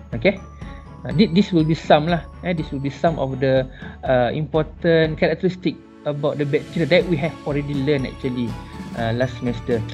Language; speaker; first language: English; non-native, local second language; Malay